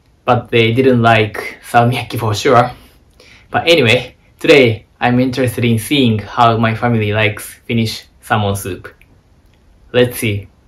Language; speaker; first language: English; non-native, fluent; Japanese